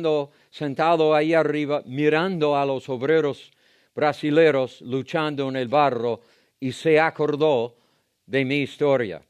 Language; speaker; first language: Spanish; non-native, fluent; English